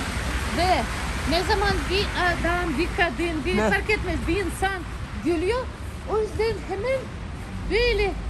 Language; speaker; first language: Turkish; non-native, learner; Russian